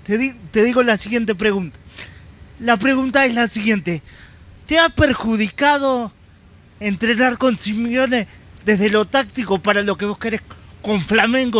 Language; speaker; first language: Spanish; native; Spanish